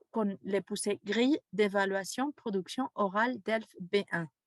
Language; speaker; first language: French; non-native, fluent; Spanish